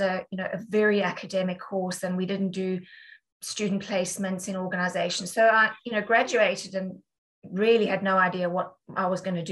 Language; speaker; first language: English; native; English